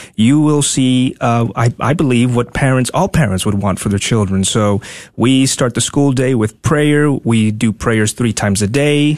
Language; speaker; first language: English; non-native, fluent; Spanish